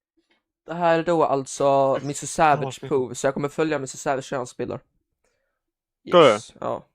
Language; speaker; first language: Swedish; native; Swedish